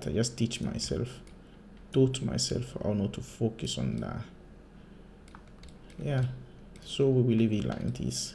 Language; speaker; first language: English; non-native, fluent; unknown